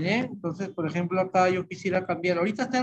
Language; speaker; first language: Spanish; native; Spanish